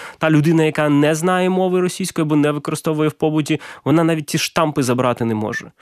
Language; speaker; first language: Ukrainian; non-native, local second language; Russian